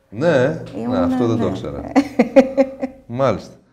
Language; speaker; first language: Greek; native; Greek